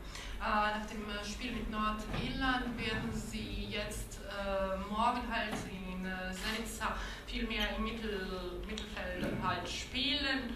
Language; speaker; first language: German; non-native, local second language; Bosnian